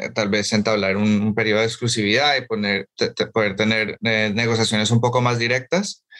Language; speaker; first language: Spanish; native; Spanish